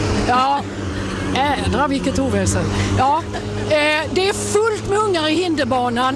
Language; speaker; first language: Swedish; native; Swedish